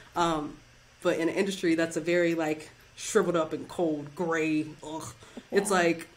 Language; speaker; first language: English; native; English